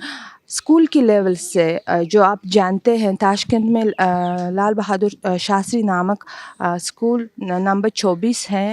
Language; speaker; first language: Hindi; non-native, fluent; Uzbek